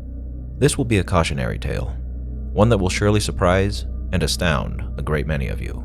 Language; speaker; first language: English; native; English